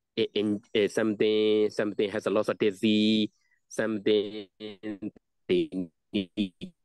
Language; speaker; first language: English; non-native, learner; Burmese